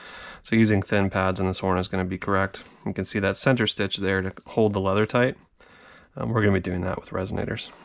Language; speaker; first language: English; native; English